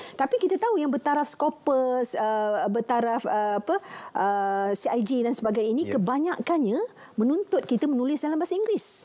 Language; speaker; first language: Malay; native; Malay